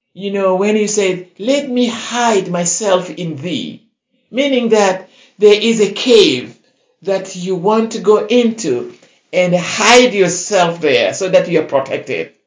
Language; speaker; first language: English; non-native, fluent; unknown